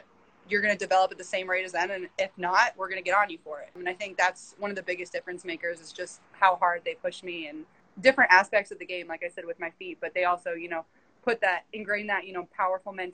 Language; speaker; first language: English; native; English